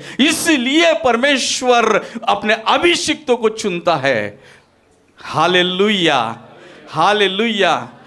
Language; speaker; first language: Hindi; non-native, local second language; Marathi